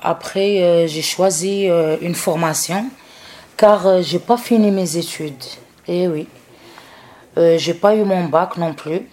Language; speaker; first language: French; non-native, local second language; Arabic